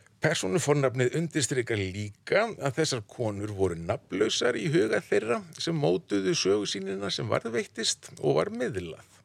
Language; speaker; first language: Icelandic; native; Icelandic